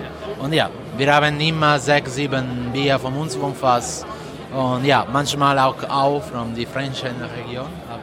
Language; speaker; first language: German; non-native, learner; Italian